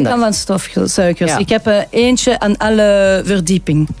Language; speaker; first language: Dutch; non-native, local second language; French